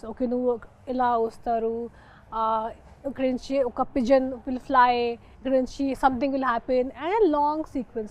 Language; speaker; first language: Telugu; non-native, fluent; Hindi